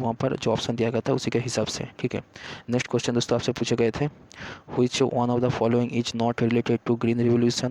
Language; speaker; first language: Hindi; native; Hindi